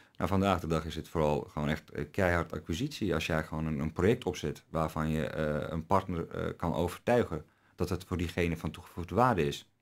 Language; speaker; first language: Dutch; early bilingual, other home language; Turkish